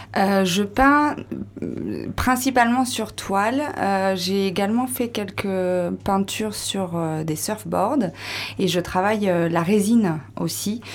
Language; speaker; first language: French; native; French